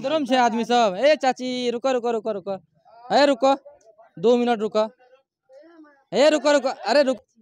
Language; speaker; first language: Hindi; native; Hindi